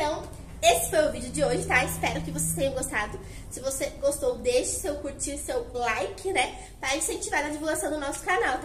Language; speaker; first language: Portuguese; native; Portuguese